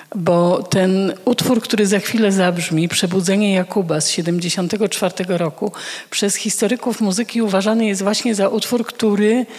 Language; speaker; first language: Polish; native; Polish